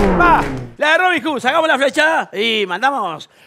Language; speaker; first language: Spanish; native; Spanish